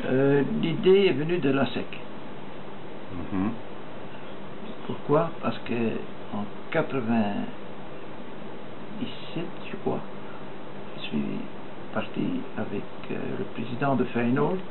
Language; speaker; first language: French; non-native, fluent; Dutch